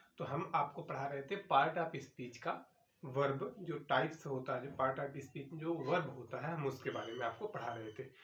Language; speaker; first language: Hindi; native; Hindi